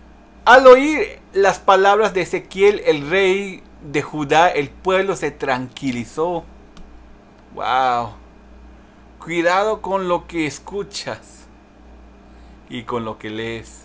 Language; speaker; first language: Spanish; early bilingual, heritage; Spanish